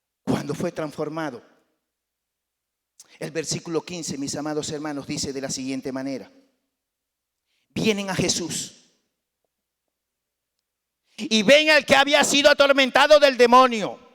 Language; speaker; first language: Spanish; native; Spanish